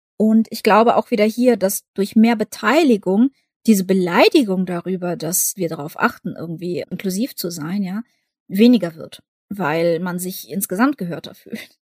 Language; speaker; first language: German; early bilingual, other home language; Russian